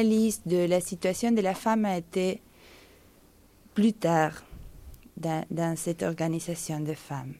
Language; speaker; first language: French; non-native, fluent; Spanish